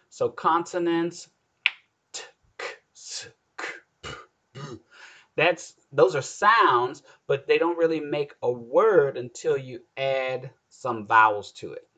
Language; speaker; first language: English; native; English